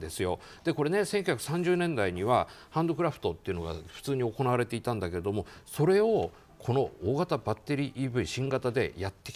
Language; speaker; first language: Japanese; native; Japanese